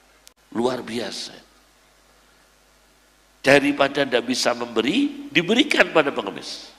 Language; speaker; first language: Indonesian; native; Indonesian